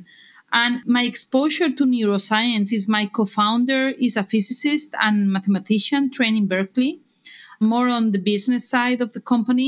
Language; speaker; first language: English; non-native, fluent; Spanish